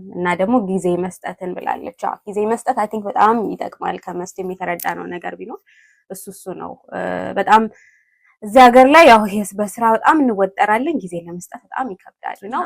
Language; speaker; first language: Amharic; early bilingual, heritage; Amharic